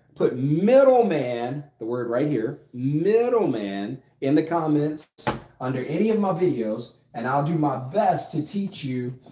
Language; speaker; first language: English; native; English